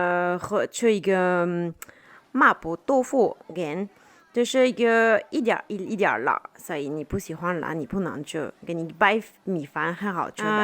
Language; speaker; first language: Chinese; non-native, learner; French